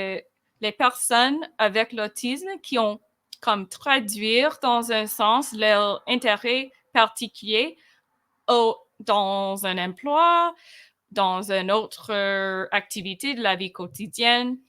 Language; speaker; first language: French; non-native, fluent; English